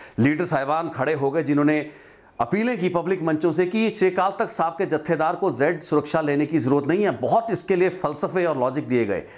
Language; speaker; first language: Hindi; non-native, local second language; Punjabi